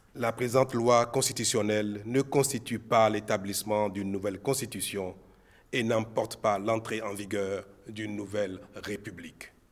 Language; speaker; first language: French; non-native, local second language; Fon